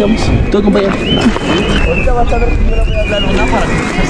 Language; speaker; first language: Spanish; native; Spanish